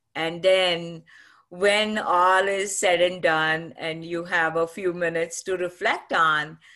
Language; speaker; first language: English; non-native, local second language; Marathi